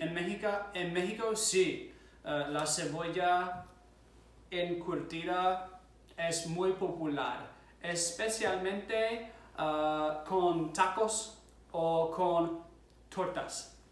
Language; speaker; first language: Spanish; non-native, fluent; English